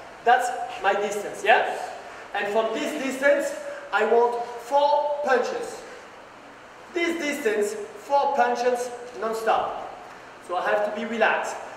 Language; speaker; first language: English; non-native, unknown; French